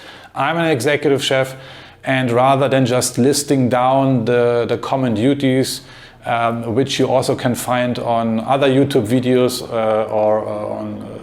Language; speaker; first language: English; non-native, fluent; German